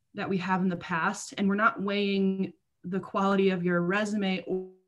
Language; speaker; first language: English; native; English